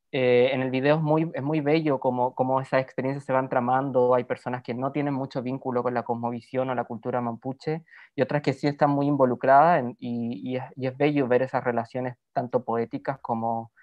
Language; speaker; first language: Spanish; native; Spanish